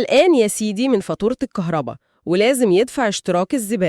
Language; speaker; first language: Arabic; native; Arabic